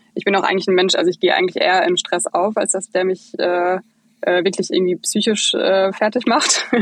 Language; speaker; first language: German; native; German